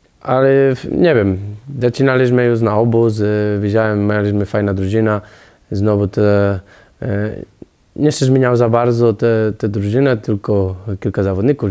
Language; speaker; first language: Polish; non-native, learner; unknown